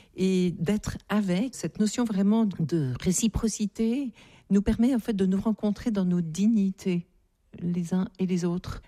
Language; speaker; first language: French; native; French